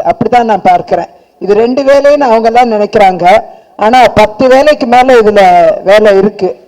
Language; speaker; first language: Tamil; native; Tamil